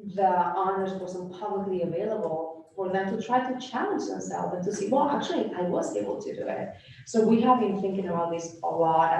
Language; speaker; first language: English; non-native, fluent; Spanish